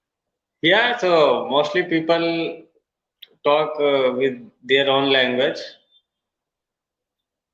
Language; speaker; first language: English; non-native, learner; Hindi